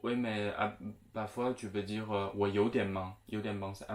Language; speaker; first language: French; non-native, fluent; Chinese